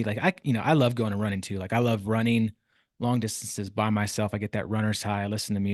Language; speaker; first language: English; native; English